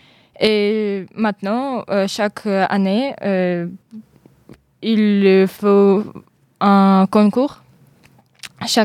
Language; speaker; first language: French; non-native, learner; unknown